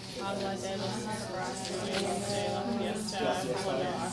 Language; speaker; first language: Spanish; non-native, fluent; English